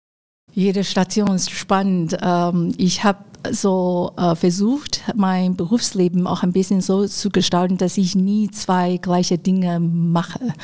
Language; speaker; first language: German; non-native, fluent; Chinese